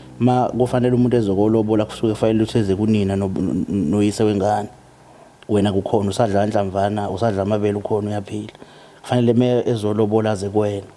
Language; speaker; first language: Zulu; native; Zulu